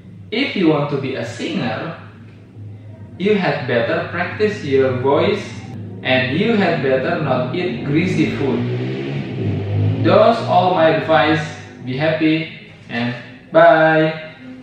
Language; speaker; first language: English; non-native, fluent; Indonesian